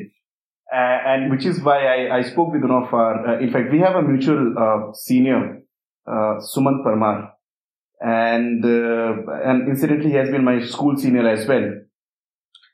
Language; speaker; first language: English; non-native, local second language; Hindi